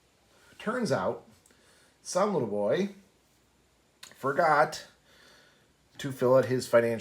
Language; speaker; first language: English; native; English